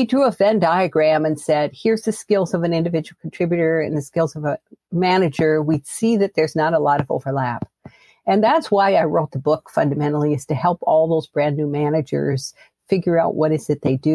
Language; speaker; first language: English; native; English